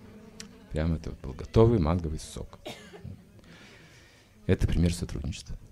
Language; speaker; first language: Russian; native; Russian